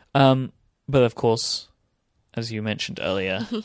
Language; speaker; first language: English; native; English